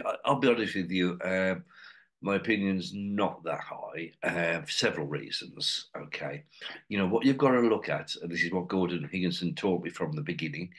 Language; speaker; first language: English; native; English